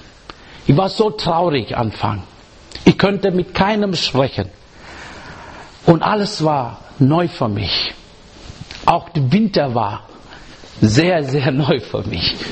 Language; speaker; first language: German; non-native, learner; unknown